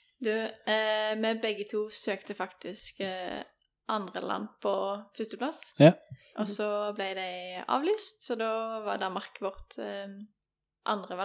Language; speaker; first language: Norwegian; native; Norwegian